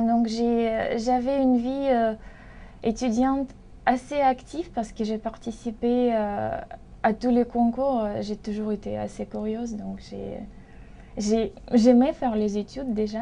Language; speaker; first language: French; non-native, fluent; Russian